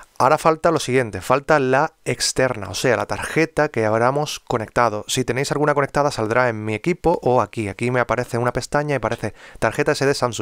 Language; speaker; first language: Spanish; native; Spanish